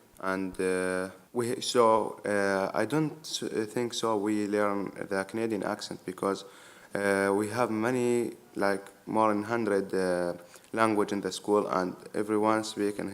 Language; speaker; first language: English; non-native, learner; Arabic